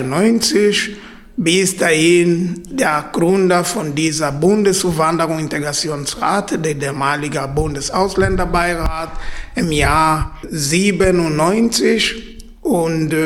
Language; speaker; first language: German; non-native, fluent; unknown